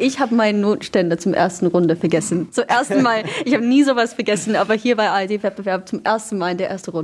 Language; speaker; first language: German; non-native, fluent; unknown